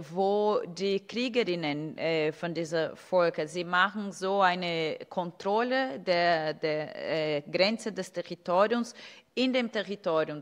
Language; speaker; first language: German; non-native, fluent; Portuguese